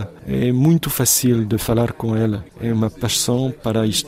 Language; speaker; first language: Portuguese; non-native, fluent; French